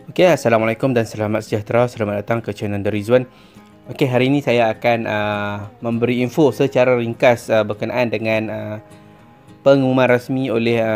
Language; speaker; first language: Malay; native; Malay